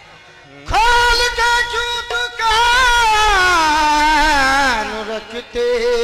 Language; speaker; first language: Urdu; native; Urdu